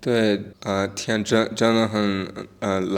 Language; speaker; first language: Chinese; non-native, learner; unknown